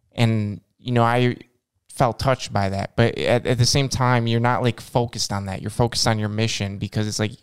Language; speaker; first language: Norwegian; non-native, learner; English